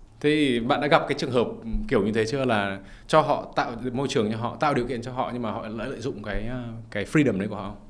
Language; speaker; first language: Vietnamese; native; Vietnamese